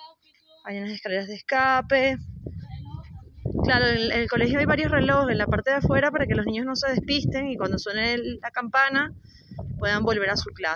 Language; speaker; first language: Spanish; native; Spanish